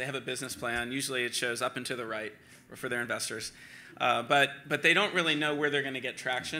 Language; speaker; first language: English; native; English